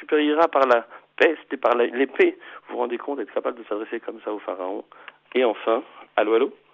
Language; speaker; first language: French; native; French